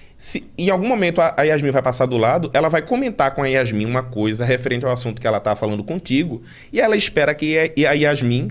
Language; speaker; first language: Portuguese; native; Portuguese